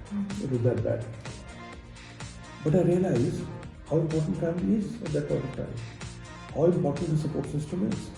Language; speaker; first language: English; non-native, local second language; Hindi